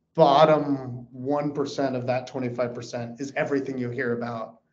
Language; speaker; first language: English; native; English